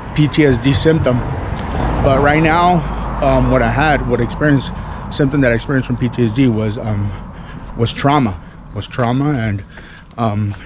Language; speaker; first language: English; native; English